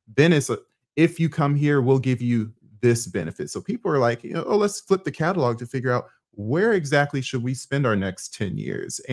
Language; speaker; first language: English; native; English